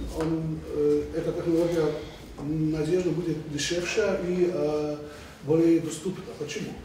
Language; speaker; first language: Russian; non-native, fluent; Polish